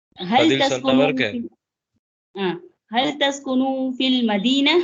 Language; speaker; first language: Arabic; non-native, learner; Tamil